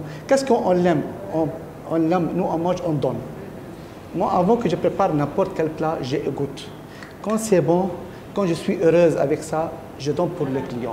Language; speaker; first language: French; non-native, learner; Arabic